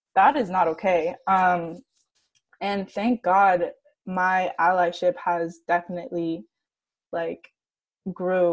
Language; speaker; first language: English; native; English